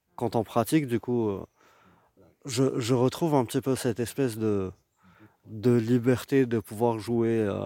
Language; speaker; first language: French; non-native, local second language; Arabic